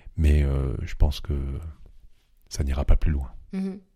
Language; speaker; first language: French; native; French